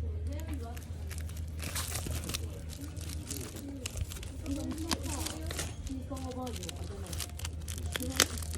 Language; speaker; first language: Japanese; non-native, fluent; Korean